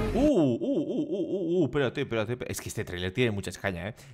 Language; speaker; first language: Spanish; native; Spanish